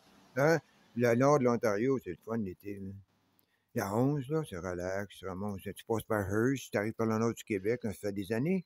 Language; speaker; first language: French; native; French